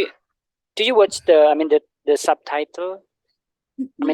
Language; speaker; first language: English; non-native, learner; Indonesian